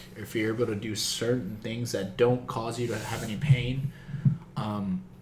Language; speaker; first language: English; native; English